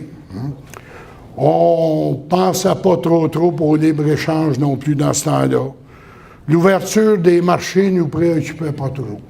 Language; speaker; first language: French; native; French